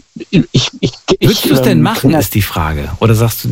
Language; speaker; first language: German; native; German